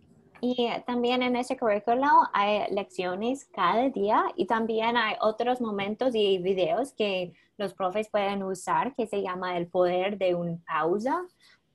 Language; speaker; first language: Spanish; non-native, fluent; English